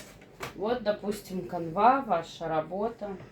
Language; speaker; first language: Russian; native; Russian